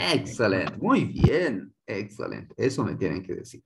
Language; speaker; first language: Spanish; native; Spanish